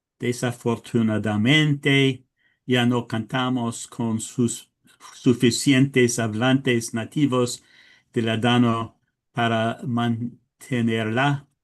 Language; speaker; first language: Spanish; early bilingual, heritage; English